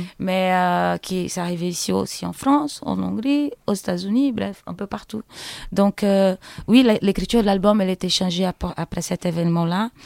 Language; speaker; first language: French; non-native, fluent; Portuguese